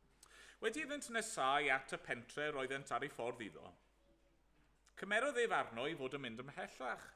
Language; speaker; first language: Welsh; native; Welsh